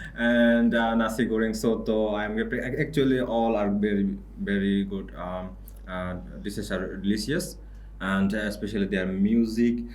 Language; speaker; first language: English; non-native, local second language; Bangla